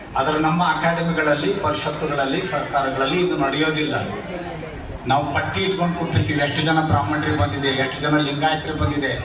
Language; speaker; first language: Kannada; native; Kannada